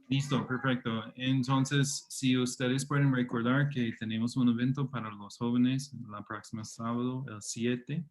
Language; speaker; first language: Spanish; non-native, fluent; English